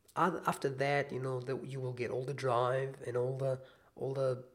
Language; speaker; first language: English; non-native, fluent; Hebrew